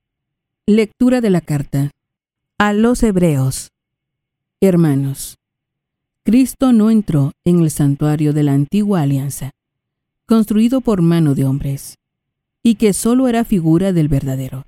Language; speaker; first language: Spanish; native; Spanish